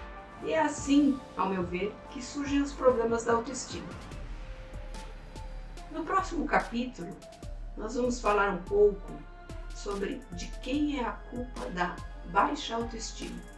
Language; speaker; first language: Portuguese; native; Portuguese